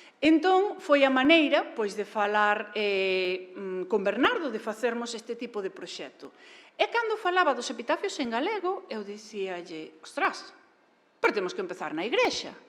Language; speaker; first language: Galician; native; Galician